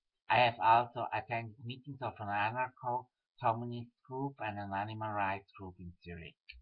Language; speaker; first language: English; non-native, fluent; Swiss German